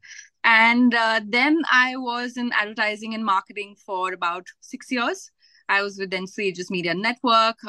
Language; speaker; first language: English; non-native, local second language; Hindi